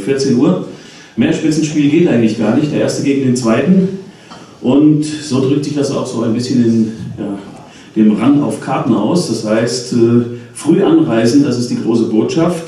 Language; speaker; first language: German; native; German